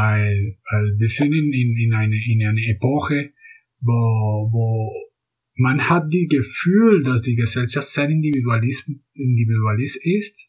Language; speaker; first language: German; non-native, fluent; Spanish